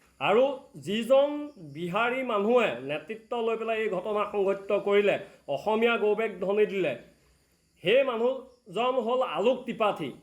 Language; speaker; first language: Assamese; native; Assamese